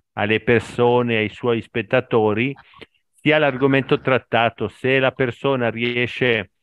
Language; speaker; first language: Italian; native; Italian